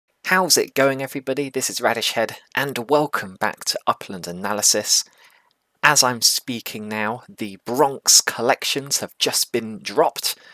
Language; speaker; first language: English; native; English